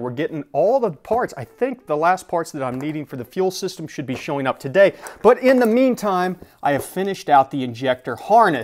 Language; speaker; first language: English; native; English